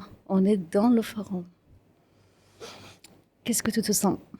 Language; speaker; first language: French; non-native, fluent; Kurdish